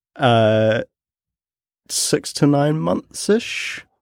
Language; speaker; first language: English; native; English